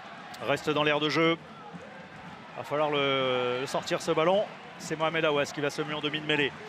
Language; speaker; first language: French; native; French